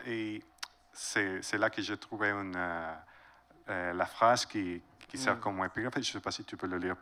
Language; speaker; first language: French; non-native, fluent; Spanish